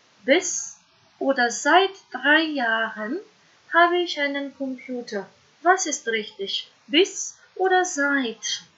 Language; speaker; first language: German; non-native, fluent; Macedonian